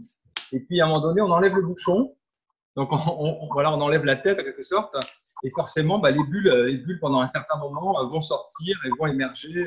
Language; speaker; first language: French; native; French